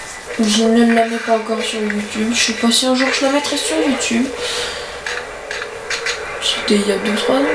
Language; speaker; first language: French; native; French